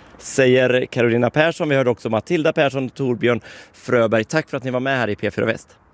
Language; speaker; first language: Swedish; native; Swedish